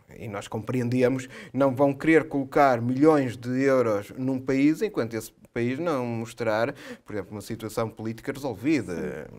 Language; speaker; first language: Portuguese; native; Portuguese